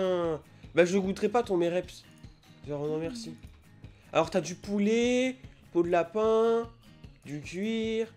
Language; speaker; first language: French; native; French